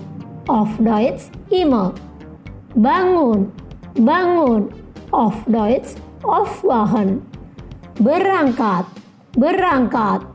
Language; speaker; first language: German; non-native, fluent; Indonesian